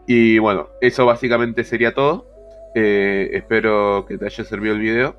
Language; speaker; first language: Spanish; native; Spanish